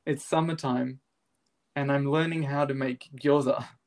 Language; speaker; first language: English; native; English